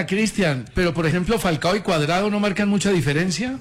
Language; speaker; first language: Spanish; native; Spanish